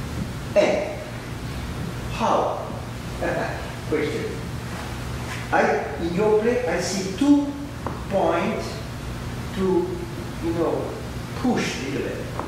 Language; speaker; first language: English; non-native, learner; French